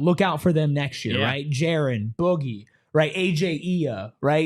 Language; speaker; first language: English; native; English